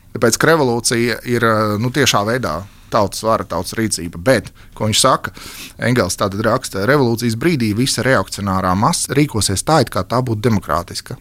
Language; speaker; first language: Latvian; native; Latvian